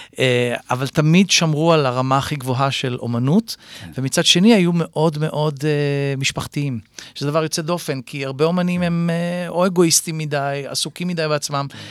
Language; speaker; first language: Hebrew; native; Hebrew